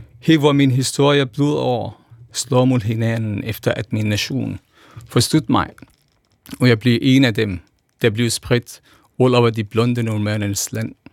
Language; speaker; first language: Danish; non-native, fluent; Kurdish